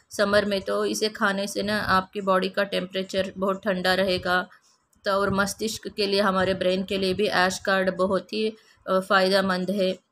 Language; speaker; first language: Hindi; non-native, local second language; Kannada